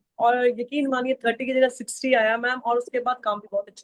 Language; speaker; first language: Hindi; native; Hindi